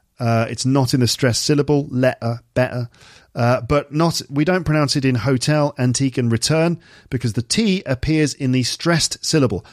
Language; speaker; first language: English; native; English